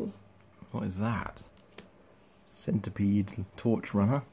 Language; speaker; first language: English; native; English